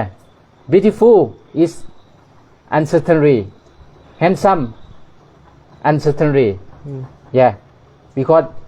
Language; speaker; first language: English; non-native, learner; Thai